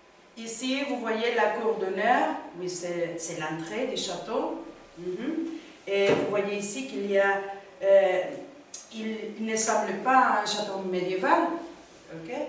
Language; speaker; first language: French; non-native, learner; Spanish